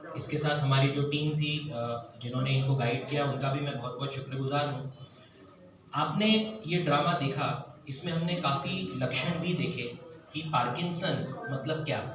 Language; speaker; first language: Hindi; non-native, local second language; Marathi